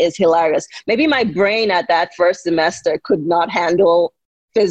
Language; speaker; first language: English; non-native, local second language; Yoruba